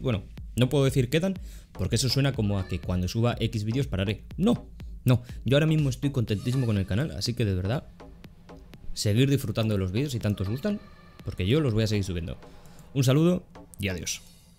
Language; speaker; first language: Spanish; native; Spanish